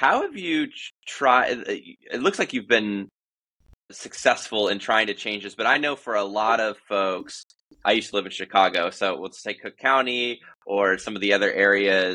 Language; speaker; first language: English; native; English